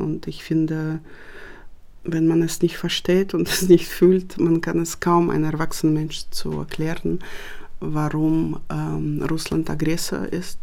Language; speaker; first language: German; non-native, fluent; Russian